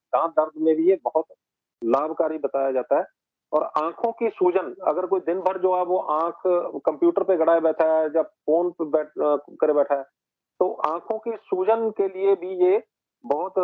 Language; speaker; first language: Hindi; non-native, local second language; Punjabi